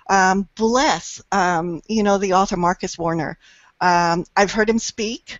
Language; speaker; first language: English; native; English